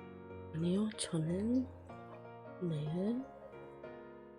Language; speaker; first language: Korean; non-native, learner; English